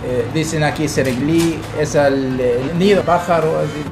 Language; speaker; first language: Spanish; non-native, learner; Arabic